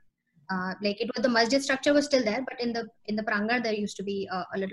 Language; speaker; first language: English; non-native, local second language; Hindi